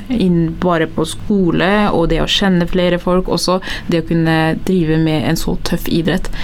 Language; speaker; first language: Norwegian; early bilingual, other home language; Tigrinya